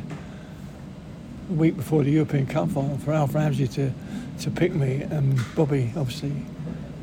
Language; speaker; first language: English; native; English